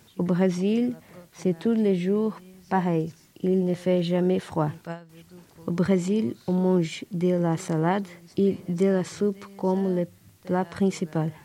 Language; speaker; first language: French; non-native, learner; Portuguese